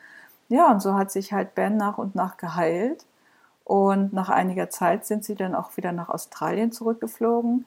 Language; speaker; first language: German; native; German